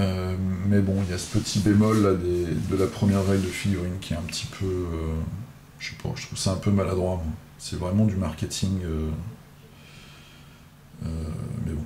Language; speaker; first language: French; native; French